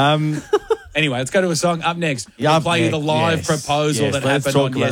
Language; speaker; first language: English; native; English